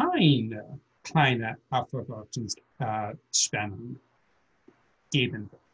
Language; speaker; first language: German; non-native, learner; English